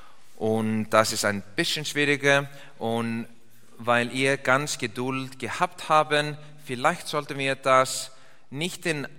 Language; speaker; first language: German; non-native, learner; English